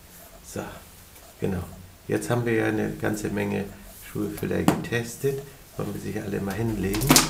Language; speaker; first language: German; native; German